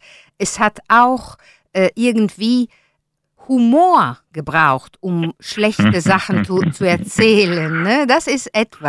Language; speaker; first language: German; non-native, learner; Italian